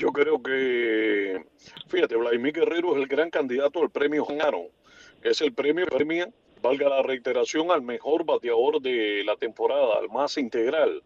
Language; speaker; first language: Spanish; native; Spanish